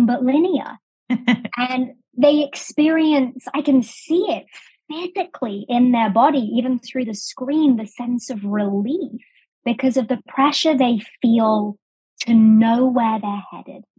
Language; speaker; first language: English; native; English